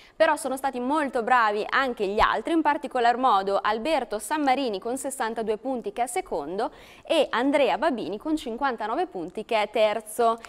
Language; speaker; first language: Italian; native; Italian